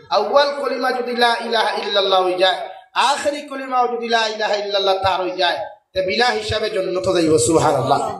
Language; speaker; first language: Bangla; non-native, local second language; Sylheti